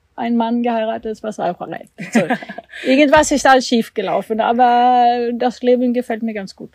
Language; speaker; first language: German; non-native, fluent; Swedish